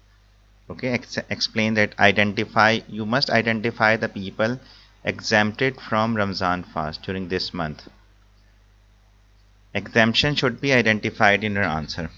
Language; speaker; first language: English; non-native, local second language; Urdu